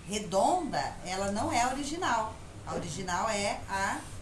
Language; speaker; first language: Portuguese; native; Portuguese